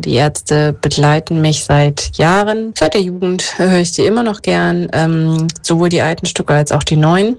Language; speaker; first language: German; native; German